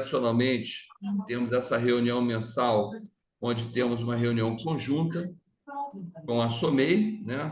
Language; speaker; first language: Portuguese; native; Portuguese